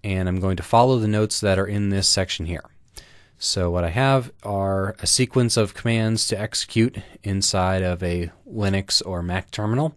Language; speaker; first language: English; native; English